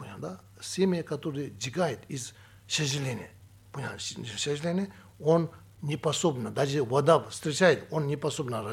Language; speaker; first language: Russian; non-native, learner; Tibetan